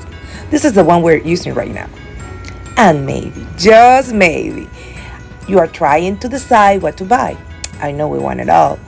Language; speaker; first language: English; non-native, fluent; Spanish